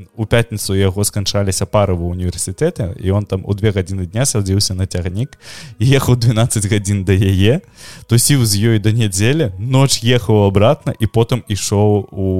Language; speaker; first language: Belarusian; non-native, local second language; Russian